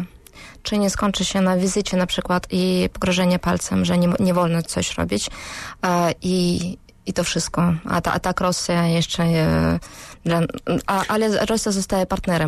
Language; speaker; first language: Polish; non-native, fluent; Russian